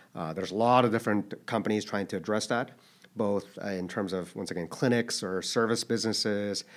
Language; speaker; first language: English; early bilingual, other home language; Korean